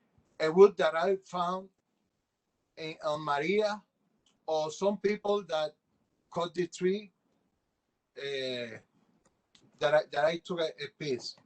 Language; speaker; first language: English; non-native, local second language; Spanish